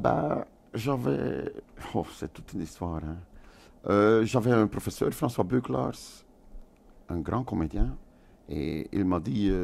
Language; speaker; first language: French; non-native, local second language; Dutch